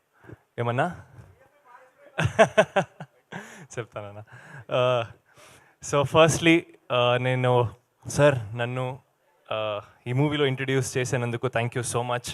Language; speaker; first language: Telugu; non-native, learner; Kannada